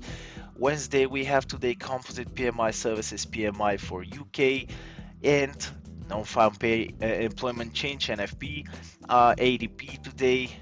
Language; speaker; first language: English; non-native, fluent; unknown